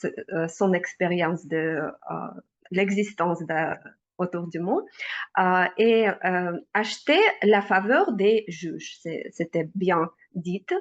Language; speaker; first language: French; non-native, learner; Russian